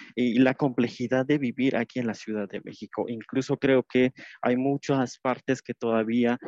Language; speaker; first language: Spanish; non-native, local second language; Tzeltal